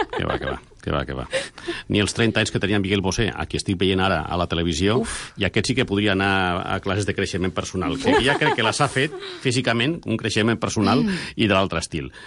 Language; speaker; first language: Catalan; non-native, local second language; Spanish